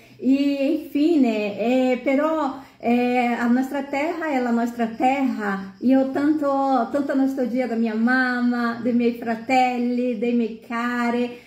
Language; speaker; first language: Italian; non-native, fluent; Portuguese